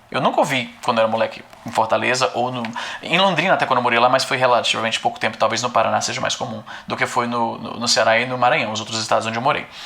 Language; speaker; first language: Portuguese; native; Portuguese